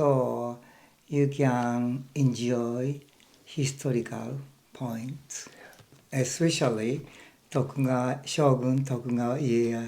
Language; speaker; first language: English; non-native, learner; Japanese